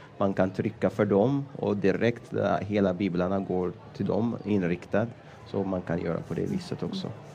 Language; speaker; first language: Swedish; non-native, fluent; Amharic